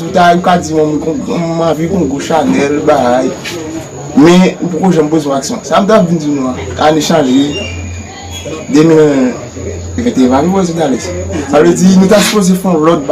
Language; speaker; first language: French; non-native, learner; Haitian Creole